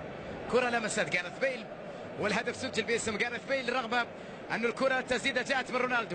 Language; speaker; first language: Arabic; native; Arabic